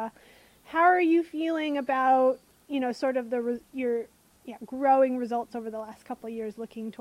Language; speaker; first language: English; native; English